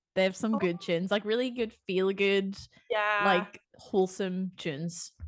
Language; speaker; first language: English; native; English